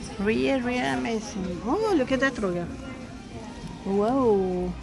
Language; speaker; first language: English; non-native, learner; Spanish